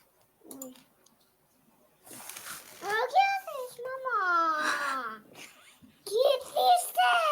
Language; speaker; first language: Spanish; non-native, learner; Russian